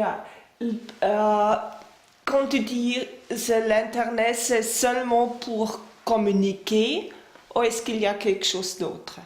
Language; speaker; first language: French; non-native, fluent; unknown